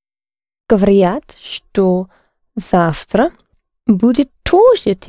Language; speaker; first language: Russian; non-native, learner; English